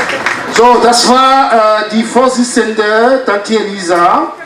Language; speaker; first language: German; non-native, fluent; French